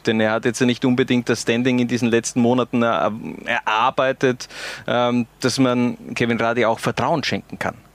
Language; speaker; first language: German; native; German